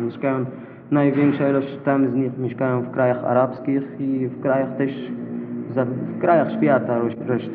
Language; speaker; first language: Polish; non-native, learner; Arabic